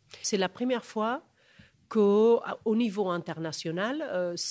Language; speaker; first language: French; non-native, fluent; Catalan